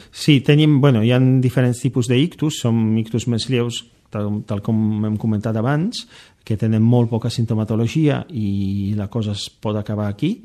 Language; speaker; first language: Catalan; non-native, fluent; Polish